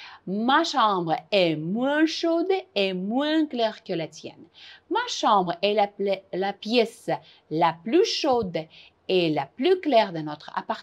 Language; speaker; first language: French; non-native, fluent; Uzbek